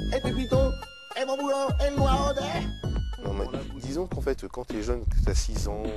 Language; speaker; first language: French; native; French